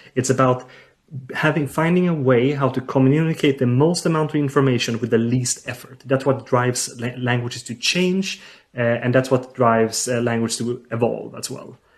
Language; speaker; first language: English; non-native, fluent; Swedish